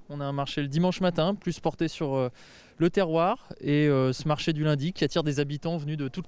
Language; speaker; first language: French; native; French